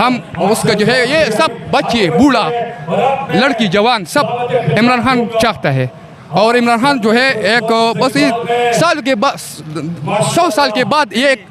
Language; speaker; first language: Hindi; non-native, local second language; Pashto